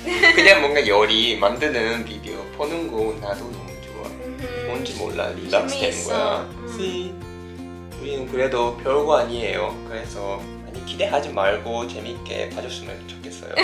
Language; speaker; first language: Korean; non-native, fluent; Japanese